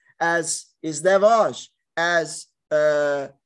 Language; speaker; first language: Persian; non-native, learner; English